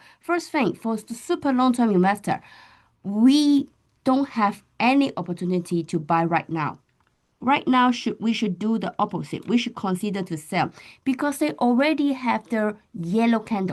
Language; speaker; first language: English; non-native, fluent; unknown